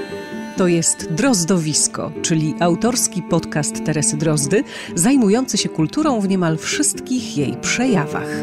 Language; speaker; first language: Polish; native; Polish